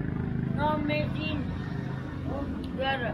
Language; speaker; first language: English; non-native, learner; Nepali